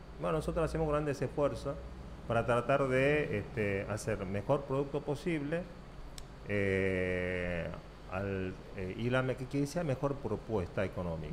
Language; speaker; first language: Spanish; early bilingual, other home language; Korean